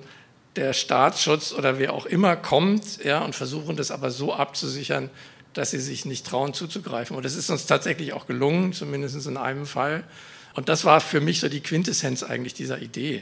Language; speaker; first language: German; native; German